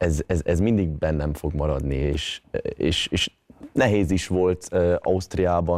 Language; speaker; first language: Hungarian; early bilingual, heritage; Hungarian